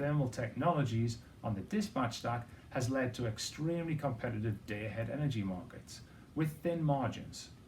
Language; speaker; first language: English; native; English